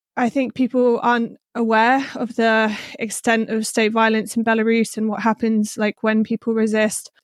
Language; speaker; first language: English; native; English